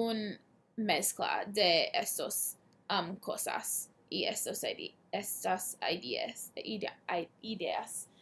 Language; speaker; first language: Spanish; non-native, learner; English